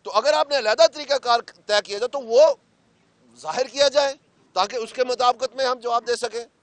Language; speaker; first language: Urdu; non-native, local second language; Punjabi